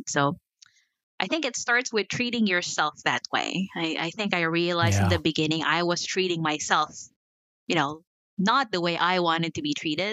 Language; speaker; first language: English; non-native, local second language; Filipino